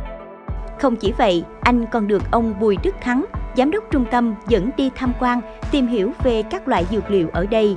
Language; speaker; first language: Vietnamese; native; Vietnamese